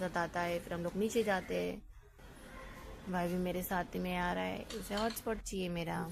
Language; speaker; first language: Hindi; non-native, local second language; Marathi